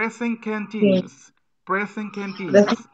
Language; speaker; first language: English; non-native, fluent; Spanish